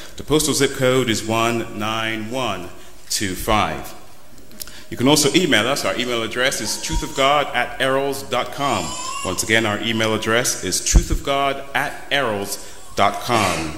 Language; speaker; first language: English; native; English